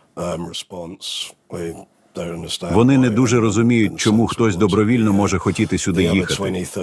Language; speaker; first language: Ukrainian; non-native, fluent; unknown